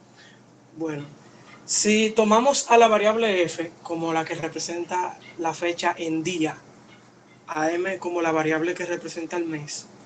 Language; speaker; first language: Spanish; native; Spanish